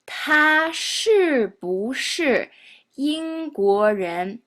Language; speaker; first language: Chinese; non-native, fluent; English